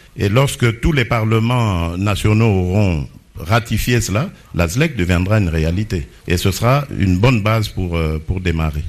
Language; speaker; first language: French; non-native, local second language; Lingala